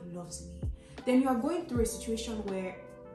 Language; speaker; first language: English; non-native, local second language; Yoruba